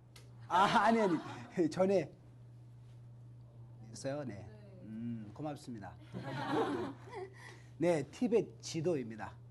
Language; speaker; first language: Korean; non-native, learner; Tibetan